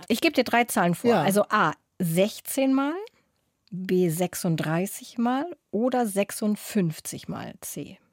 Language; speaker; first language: German; native; German